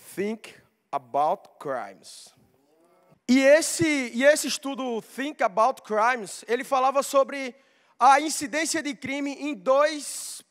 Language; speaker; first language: Portuguese; native; Portuguese